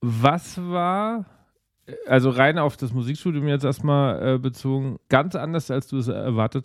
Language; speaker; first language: German; native; German